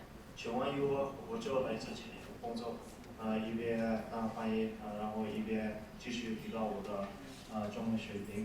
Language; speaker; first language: Chinese; non-native, learner; Nepali